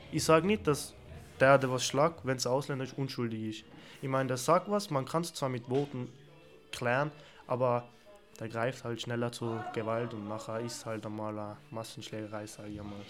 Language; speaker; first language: German; early bilingual, other home language; Turkish